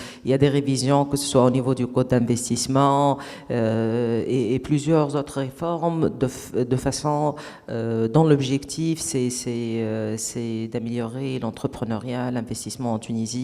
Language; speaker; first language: French; non-native, local second language; Arabic